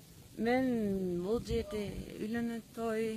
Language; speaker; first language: Kyrgyz; non-native, learner; Swiss German